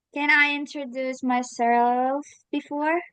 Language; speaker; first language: English; non-native, learner; Indonesian